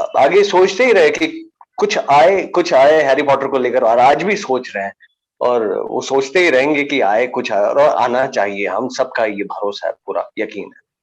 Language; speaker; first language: Hindi; non-native, local second language; Gujarati